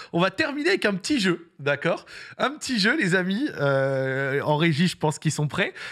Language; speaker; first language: French; early bilingual, other home language; Arabic